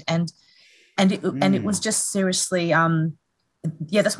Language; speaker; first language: English; native; English